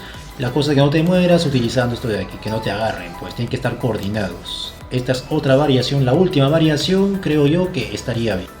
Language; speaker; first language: Spanish; native; Spanish